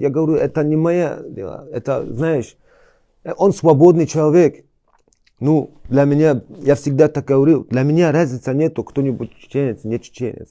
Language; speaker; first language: Russian; early bilingual, heritage; Chechen